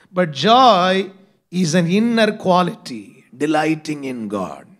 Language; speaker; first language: English; non-native, local second language; Tamil